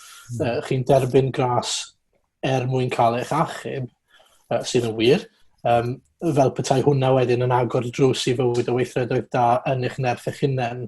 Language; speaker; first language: Welsh; native; Welsh